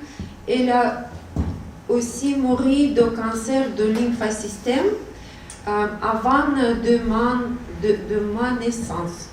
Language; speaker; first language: French; non-native, learner; Russian